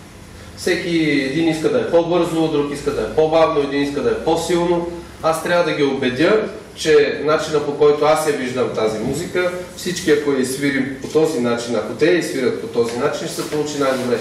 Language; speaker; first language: Bulgarian; native; Bulgarian